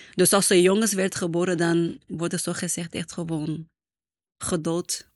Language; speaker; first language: Dutch; non-native, fluent; Portuguese